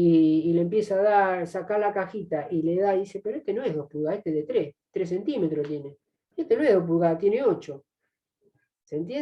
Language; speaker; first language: Spanish; native; Spanish